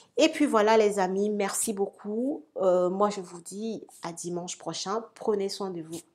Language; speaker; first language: French; native; French